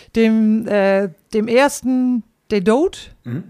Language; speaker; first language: German; native; German